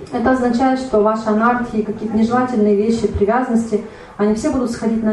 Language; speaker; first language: Russian; native; Russian